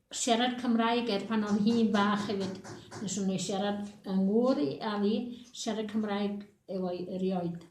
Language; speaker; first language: Welsh; native; Welsh